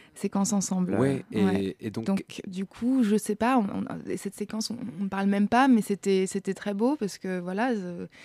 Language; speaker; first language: French; non-native, fluent; German